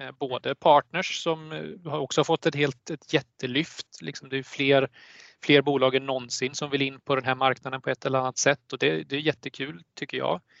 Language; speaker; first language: Swedish; native; Swedish